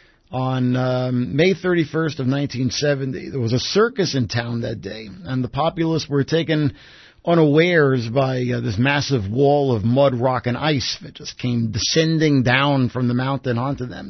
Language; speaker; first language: English; native; English